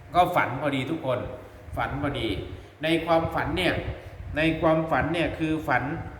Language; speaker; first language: Thai; non-native, local second language; Northeastern Thai